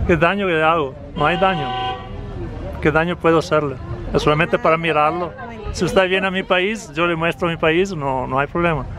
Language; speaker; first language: Spanish; non-native, fluent; Italian